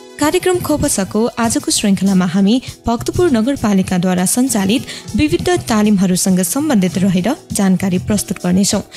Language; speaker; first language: Nepali; non-native, local second language; Newari